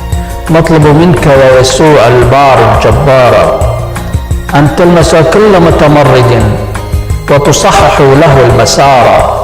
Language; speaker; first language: Arabic; native; Arabic